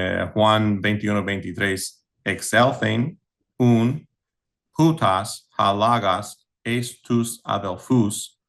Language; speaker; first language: Spanish; non-native, fluent; English